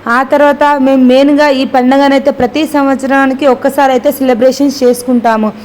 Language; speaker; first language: Telugu; non-native, local second language; Lambadi